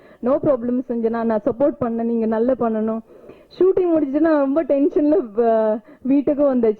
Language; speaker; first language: Tamil; non-native, learner; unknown